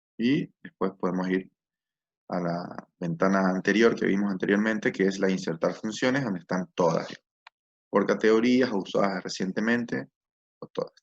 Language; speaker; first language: Spanish; native; Spanish